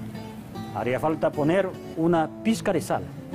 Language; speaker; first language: Spanish; non-native, fluent; Chinese